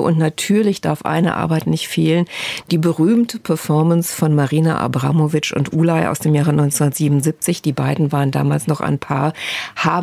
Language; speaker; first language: German; native; German